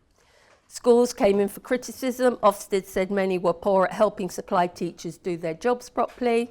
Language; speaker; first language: English; native; English